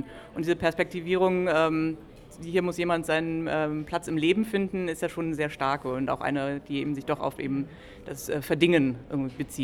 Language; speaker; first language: German; native; German